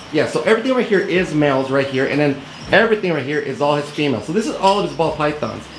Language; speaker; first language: English; early bilingual, other home language; Spanish